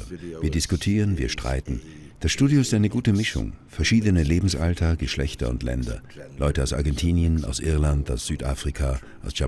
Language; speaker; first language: German; native; German